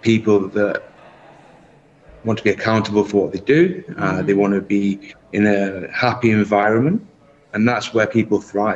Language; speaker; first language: English; native; English